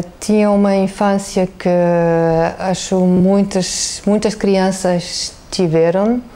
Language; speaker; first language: Portuguese; non-native, fluent; German